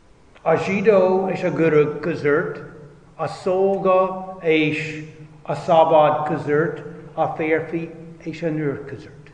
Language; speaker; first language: Hungarian; non-native, fluent; English